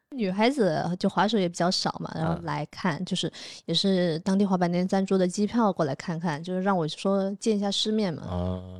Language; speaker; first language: Chinese; native; Chinese